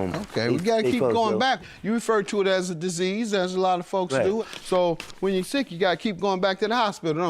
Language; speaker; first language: English; native; English